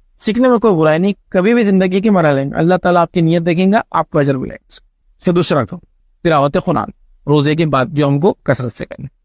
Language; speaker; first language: Urdu; native; Urdu